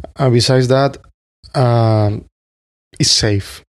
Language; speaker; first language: English; non-native, fluent; Spanish